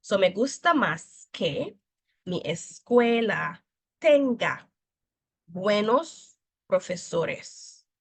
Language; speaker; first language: Spanish; non-native, fluent; English